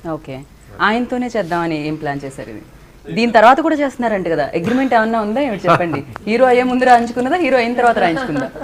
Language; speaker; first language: Telugu; native; Telugu